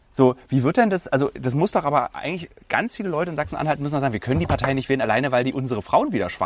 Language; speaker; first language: German; native; German